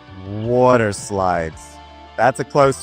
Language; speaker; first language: English; native; English